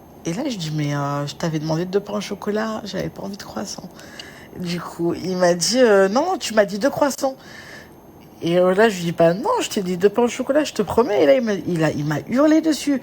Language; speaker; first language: French; native; French